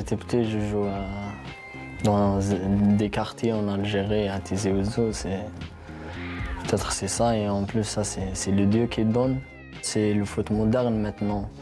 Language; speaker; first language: French; non-native, local second language; Kabyle